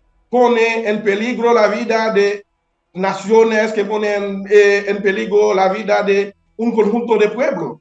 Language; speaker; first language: Spanish; non-native, fluent; Haitian Creole